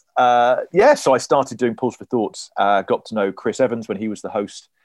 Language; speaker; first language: English; native; English